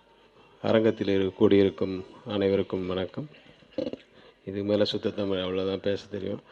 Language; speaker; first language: Tamil; native; Tamil